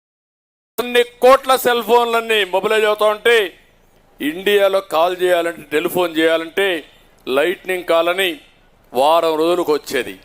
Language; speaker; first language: Telugu; native; Telugu